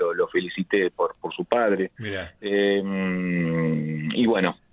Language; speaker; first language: Spanish; native; Spanish